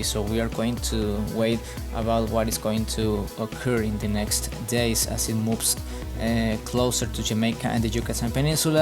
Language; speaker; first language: English; non-native, fluent; Spanish